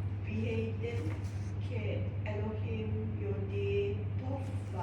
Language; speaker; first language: Hebrew; non-native, learner; English